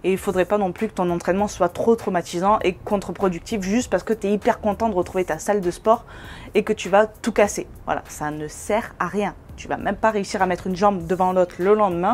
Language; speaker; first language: French; native; French